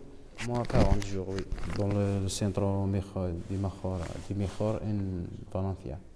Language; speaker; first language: French; non-native, local second language; Arabic